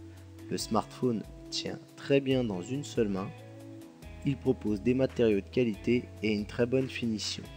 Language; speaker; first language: French; native; French